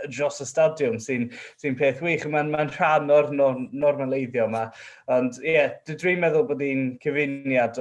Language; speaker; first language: Welsh; non-native, local second language; English